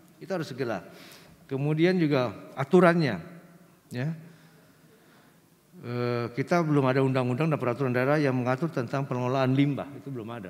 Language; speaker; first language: Indonesian; native; Indonesian